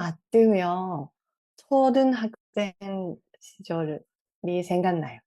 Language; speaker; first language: Korean; non-native, fluent; Japanese